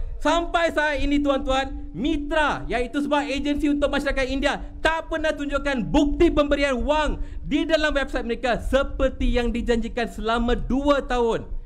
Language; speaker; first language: Malay; non-native, local second language; Tamil